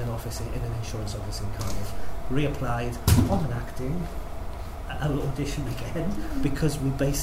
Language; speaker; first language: English; native; English